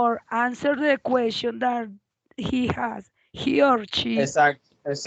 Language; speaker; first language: English; non-native, learner; Spanish